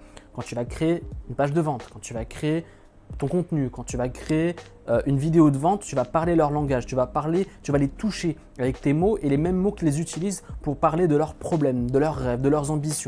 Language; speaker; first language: French; native; French